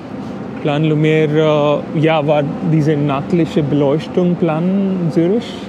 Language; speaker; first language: German; non-native, fluent; English